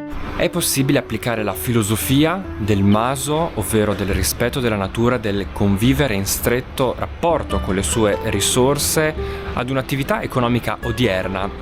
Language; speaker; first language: Italian; native; Italian